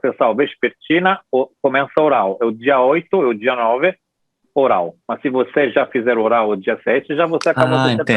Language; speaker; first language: Portuguese; non-native, fluent; Italian